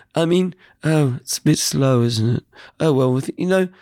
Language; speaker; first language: English; native; English